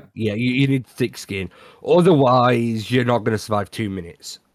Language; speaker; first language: English; native; English